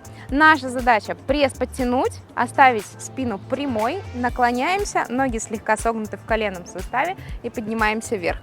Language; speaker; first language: Russian; native; Russian